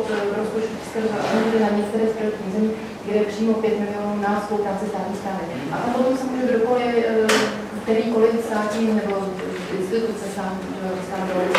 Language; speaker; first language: Czech; native; Czech